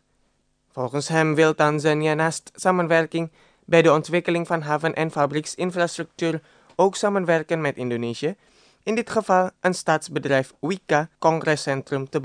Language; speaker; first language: Dutch; non-native, fluent; Indonesian